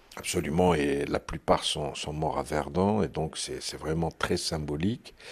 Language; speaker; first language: French; non-native, local second language; Arabic